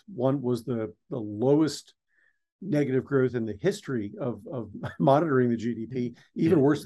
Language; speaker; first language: English; native; English